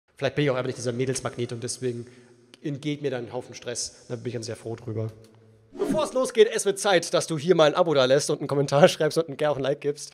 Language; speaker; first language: German; native; German